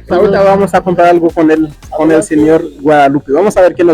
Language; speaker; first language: Spanish; non-native, fluent; Haitian Creole